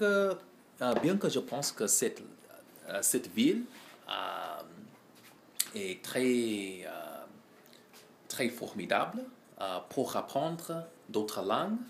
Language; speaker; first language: French; non-native, learner; English